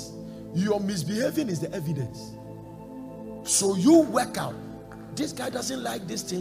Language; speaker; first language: English; non-native, local second language; Akan